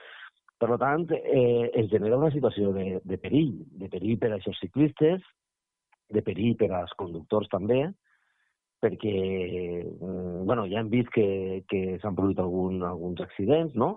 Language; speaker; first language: Catalan; native; Catalan